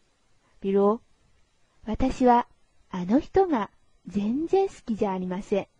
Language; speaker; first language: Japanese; non-native, fluent; Chinese